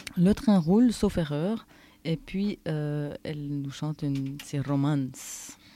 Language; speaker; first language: French; native; French